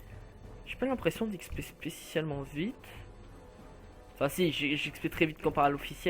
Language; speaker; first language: French; native; French